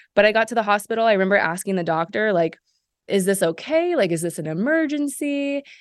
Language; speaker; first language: English; native; English